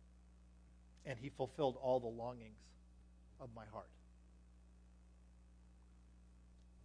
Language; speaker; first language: English; native; English